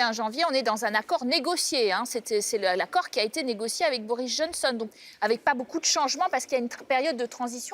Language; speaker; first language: French; native; French